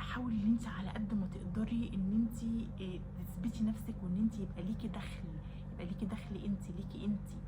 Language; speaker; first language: Arabic; native; Arabic